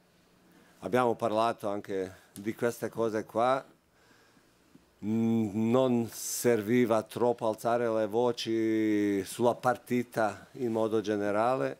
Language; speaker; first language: Italian; non-native, fluent; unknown